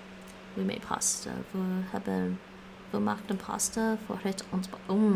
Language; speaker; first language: Dutch; non-native, learner; English